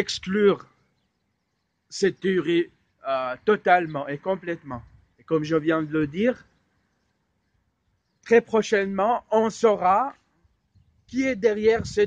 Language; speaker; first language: French; non-native, fluent; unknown